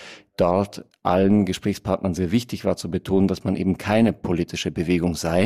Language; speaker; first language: German; native; German